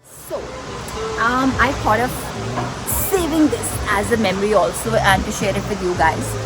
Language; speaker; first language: English; non-native, local second language; Urdu